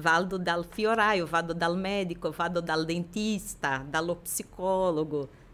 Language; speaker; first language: Italian; non-native, fluent; Portuguese